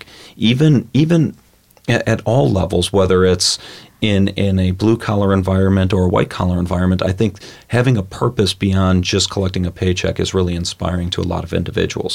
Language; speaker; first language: English; native; English